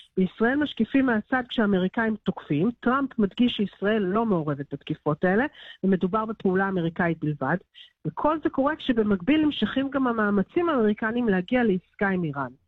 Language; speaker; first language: Hebrew; native; Hebrew